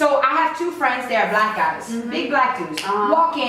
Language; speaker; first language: English; native; English